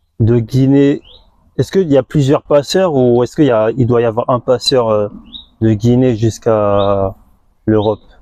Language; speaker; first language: French; native; French